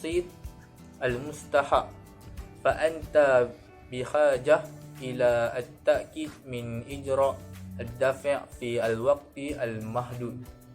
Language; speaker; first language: Arabic; non-native, learner; Malay